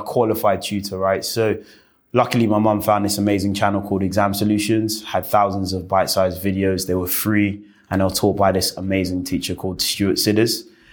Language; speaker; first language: English; native; English